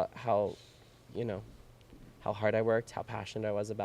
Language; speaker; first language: English; native; English